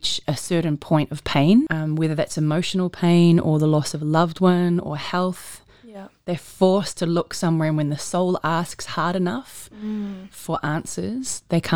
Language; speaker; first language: English; native; English